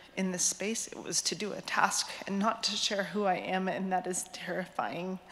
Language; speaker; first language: English; native; English